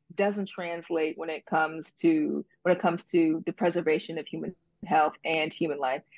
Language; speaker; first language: English; native; English